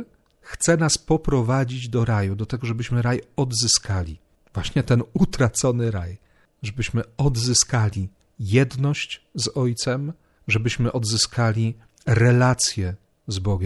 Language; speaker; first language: Polish; native; Polish